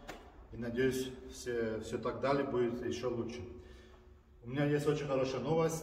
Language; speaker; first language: Russian; early bilingual, heritage; Russian